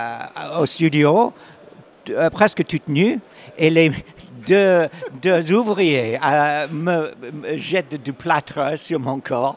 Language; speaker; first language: French; non-native, learner; English